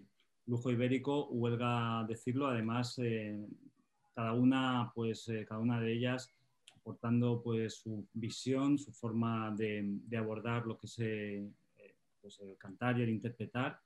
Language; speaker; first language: Spanish; native; Spanish